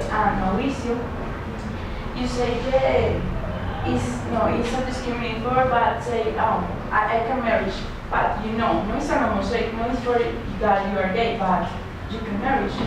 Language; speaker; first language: English; non-native, learner; Spanish